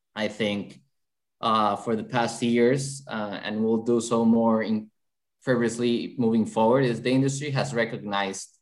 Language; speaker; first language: English; non-native, fluent; Spanish